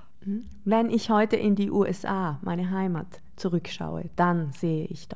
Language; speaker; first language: German; native; German